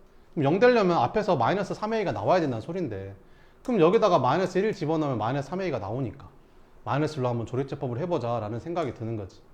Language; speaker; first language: Korean; native; Korean